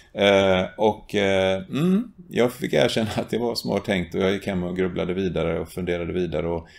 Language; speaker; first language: Swedish; native; Swedish